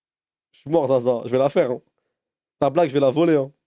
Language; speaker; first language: French; native; French